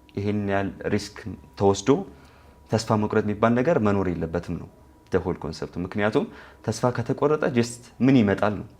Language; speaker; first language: Amharic; non-native, local second language; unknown